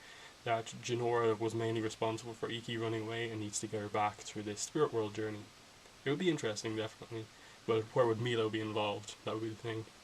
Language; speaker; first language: English; native; English